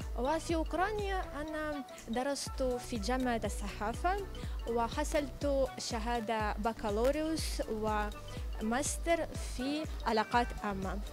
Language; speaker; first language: Arabic; non-native, fluent; Ukrainian